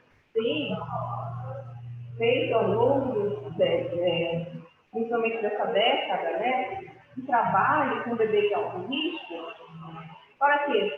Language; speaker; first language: Portuguese; native; Portuguese